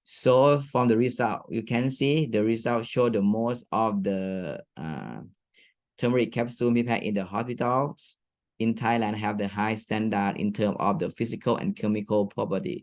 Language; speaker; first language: English; non-native, fluent; Thai